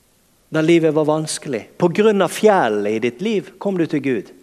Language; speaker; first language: Norwegian; native; Norwegian